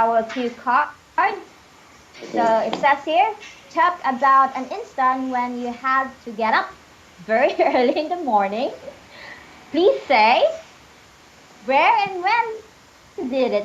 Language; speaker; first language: English; non-native, fluent; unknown